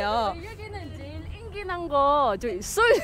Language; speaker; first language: Korean; non-native, learner; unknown